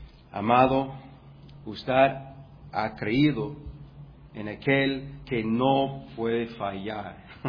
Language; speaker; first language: Spanish; non-native, fluent; English